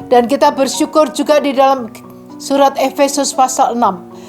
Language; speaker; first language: Indonesian; native; Indonesian